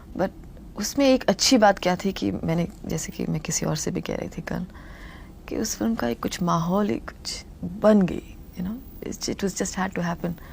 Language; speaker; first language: Hindi; non-native, local second language; Tamil